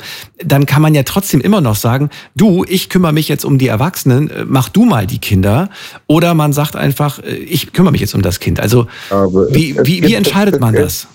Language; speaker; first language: German; native; German